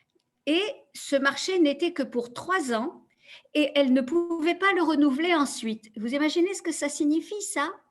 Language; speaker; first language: French; native; French